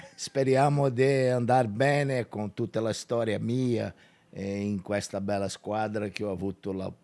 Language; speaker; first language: Italian; non-native, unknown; Portuguese